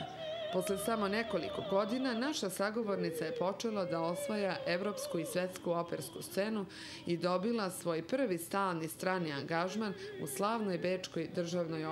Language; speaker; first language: Serbian; native; Serbian